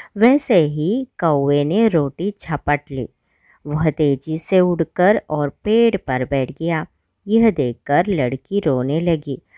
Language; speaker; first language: Hindi; non-native, local second language; Malayalam